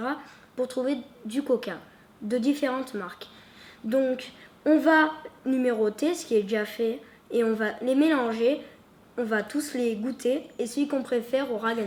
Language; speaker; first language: French; native; French